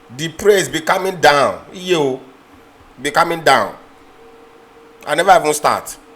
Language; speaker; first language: Nigerian Pidgin; native; Nigerian Pidgin